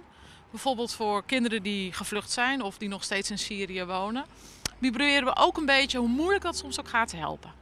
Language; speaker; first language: Dutch; native; Dutch